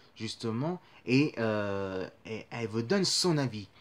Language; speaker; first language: French; native; French